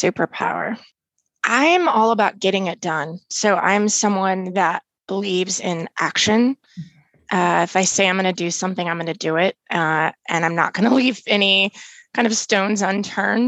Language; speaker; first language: English; native; English